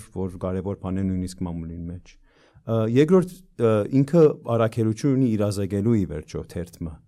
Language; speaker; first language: Armenian; early bilingual, heritage; Armenian